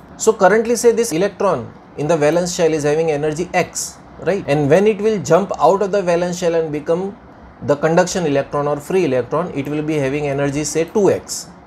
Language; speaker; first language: English; non-native, local second language; Gujarati